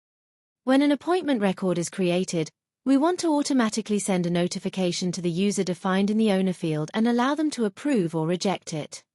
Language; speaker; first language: English; non-native, fluent; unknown